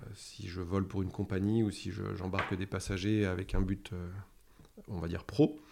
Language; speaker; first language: French; native; French